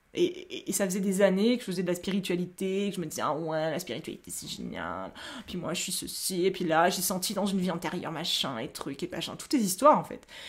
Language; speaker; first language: French; native; French